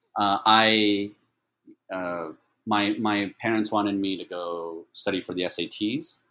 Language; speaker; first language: English; early bilingual, other home language; Chinese